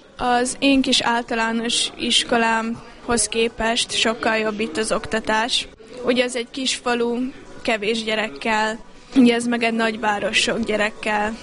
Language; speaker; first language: Hungarian; native; Hungarian